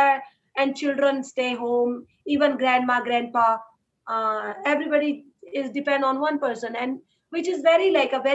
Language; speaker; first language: English; non-native, local second language; Hindi